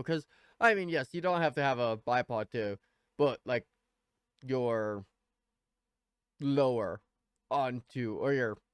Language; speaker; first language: English; native; English